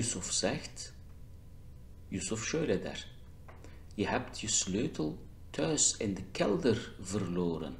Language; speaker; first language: Dutch; non-native, learner; Turkish